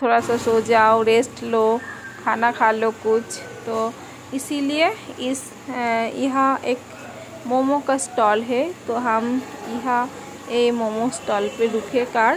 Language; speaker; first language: Hindi; non-native, local second language; Bangla